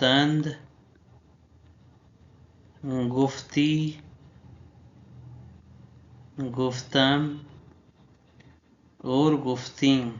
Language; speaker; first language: Persian; non-native, fluent; Urdu